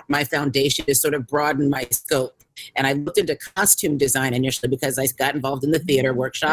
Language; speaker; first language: English; native; English